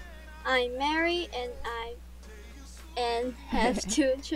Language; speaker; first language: English; non-native, learner; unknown